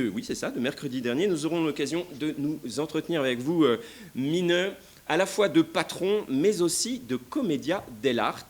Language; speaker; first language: French; native; French